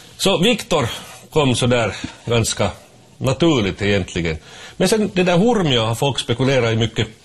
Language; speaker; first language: Swedish; native; Swedish